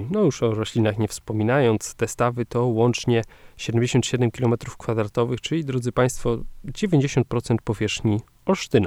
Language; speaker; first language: Polish; native; Polish